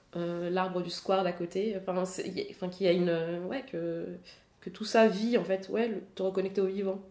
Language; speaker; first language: French; native; French